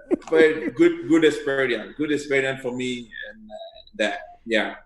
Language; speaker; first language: English; non-native, learner; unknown